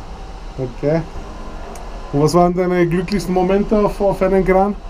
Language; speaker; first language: German; native; German